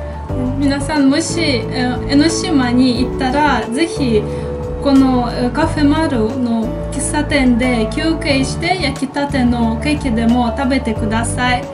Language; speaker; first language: Japanese; non-native, fluent; Russian